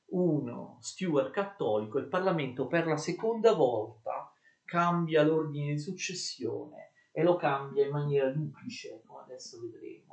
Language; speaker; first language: Italian; native; Italian